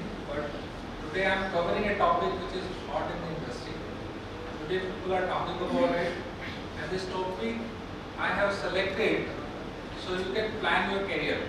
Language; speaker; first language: English; non-native, local second language; Hindi